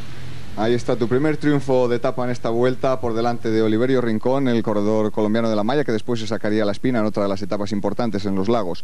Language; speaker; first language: Spanish; native; Spanish